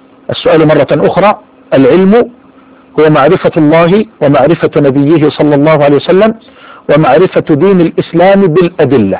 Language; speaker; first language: Arabic; native; Arabic